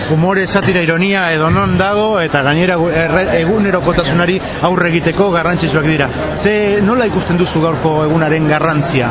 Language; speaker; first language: Basque; native; Basque